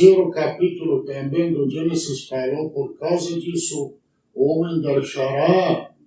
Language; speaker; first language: Portuguese; non-native, learner; Arabic